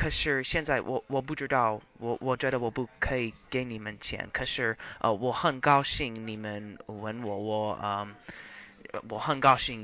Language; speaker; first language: Chinese; non-native, learner; English